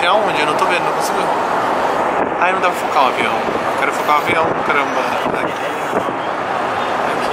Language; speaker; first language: Portuguese; native; Portuguese